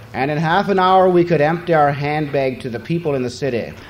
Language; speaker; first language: English; native; English